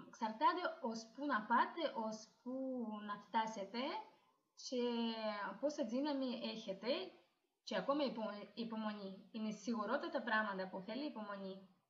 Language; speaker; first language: Greek; non-native, learner; Russian